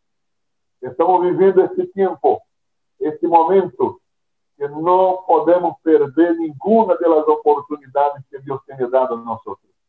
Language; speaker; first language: Spanish; non-native, fluent; Portuguese